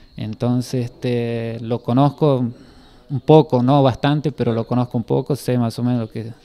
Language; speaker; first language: Spanish; native; Spanish